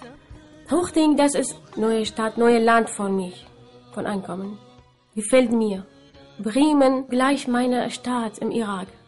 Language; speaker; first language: German; non-native, learner; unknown